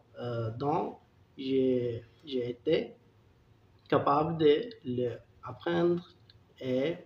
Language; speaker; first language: French; non-native, learner; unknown